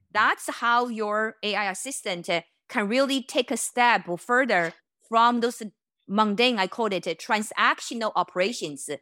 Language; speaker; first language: English; non-native, fluent; Chinese